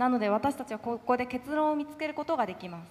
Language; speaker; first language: Japanese; non-native, fluent; Korean